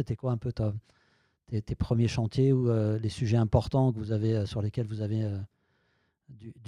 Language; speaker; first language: French; native; French